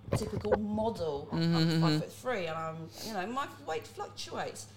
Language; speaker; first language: English; early bilingual, other home language; Cantonese